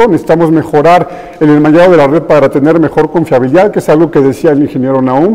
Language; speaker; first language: Spanish; native; Spanish